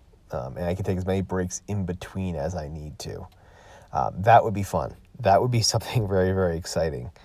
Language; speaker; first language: English; native; English